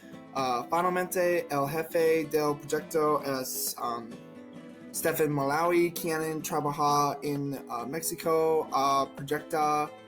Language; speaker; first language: Spanish; non-native, learner; English